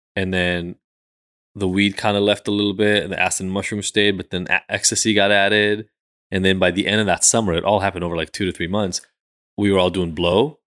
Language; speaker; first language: English; early bilingual, other home language; Hebrew